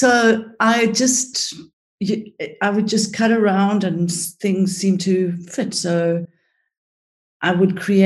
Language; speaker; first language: English; early bilingual, other home language; Greek